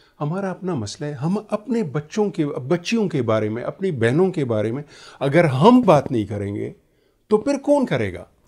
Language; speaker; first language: Urdu; native; Urdu